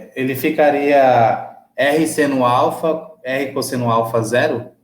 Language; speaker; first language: Portuguese; native; Portuguese